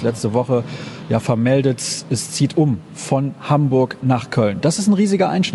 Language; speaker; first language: German; native; German